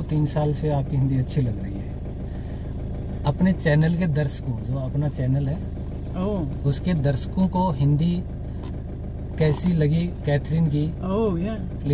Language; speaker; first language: Hindi; native; Hindi